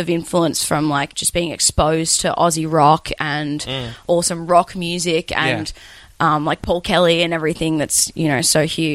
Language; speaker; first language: English; native; English